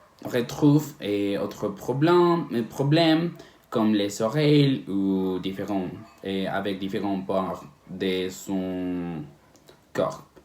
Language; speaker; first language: French; non-native, learner; Spanish